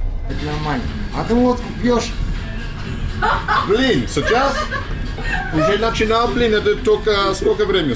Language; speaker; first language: Russian; non-native, learner; English